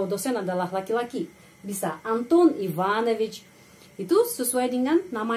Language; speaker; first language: Indonesian; non-native, fluent; Russian